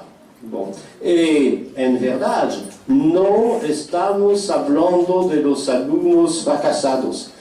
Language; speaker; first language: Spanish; non-native, fluent; French